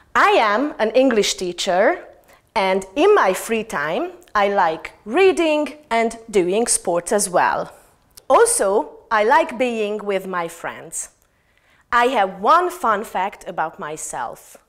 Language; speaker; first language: English; non-native, fluent; Hungarian